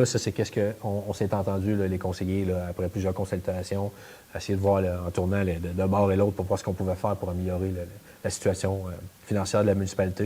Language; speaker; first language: French; native; French